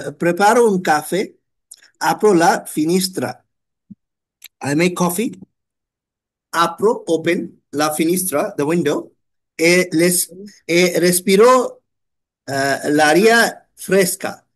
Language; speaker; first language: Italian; non-native, learner; Bangla